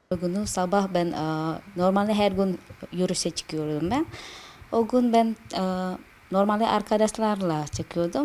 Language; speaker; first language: Turkish; non-native, fluent; Indonesian